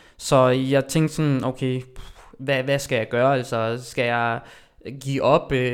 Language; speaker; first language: Danish; early bilingual, other home language; Haitian Creole